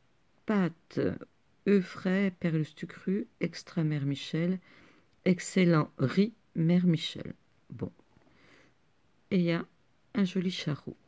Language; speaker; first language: French; native; French